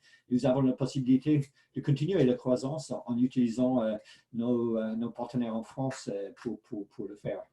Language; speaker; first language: French; non-native, fluent; English